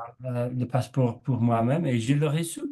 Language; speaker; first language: French; non-native, learner; English